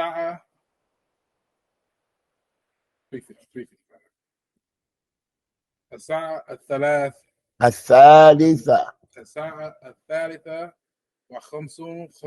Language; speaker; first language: Arabic; non-native, learner; English